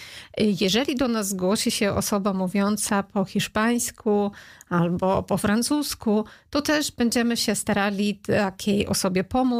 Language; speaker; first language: Polish; non-native, fluent; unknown